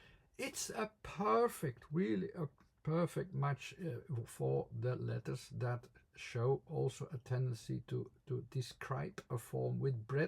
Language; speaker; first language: English; non-native, fluent; Dutch